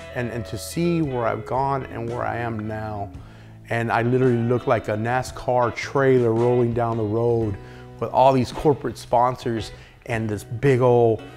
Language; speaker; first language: English; native; English